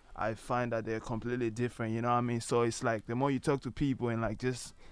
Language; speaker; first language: English; non-native, local second language; Nyanja